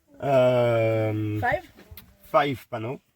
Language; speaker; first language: English; non-native, learner; French